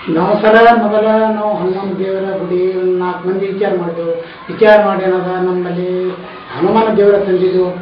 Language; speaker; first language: Kannada; non-native, local second language; Lambadi